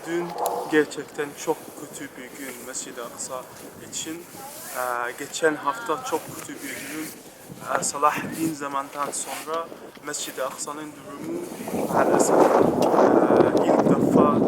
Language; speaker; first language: Turkish; non-native, learner; Arabic